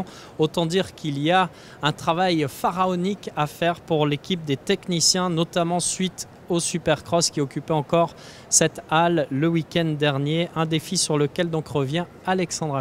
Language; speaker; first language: French; native; French